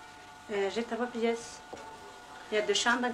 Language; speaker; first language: French; non-native, learner; Kabyle